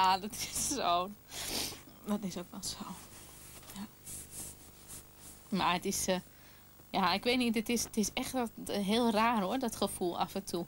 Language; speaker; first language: Dutch; native; Dutch